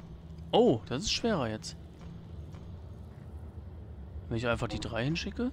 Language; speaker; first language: German; native; German